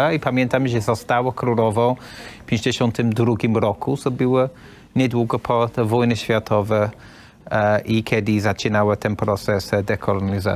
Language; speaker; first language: Polish; non-native, learner; English